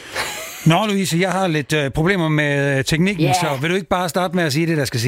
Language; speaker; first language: Danish; native; Danish